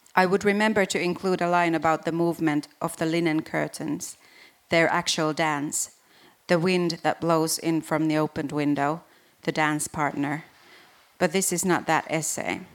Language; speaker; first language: English; non-native, fluent; Finnish